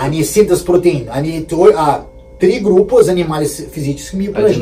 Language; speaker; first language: Russian; non-native, fluent; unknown